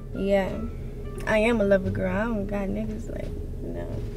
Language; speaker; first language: English; native; English